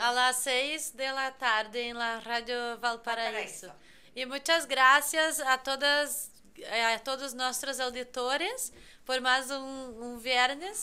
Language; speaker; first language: Spanish; non-native, fluent; Portuguese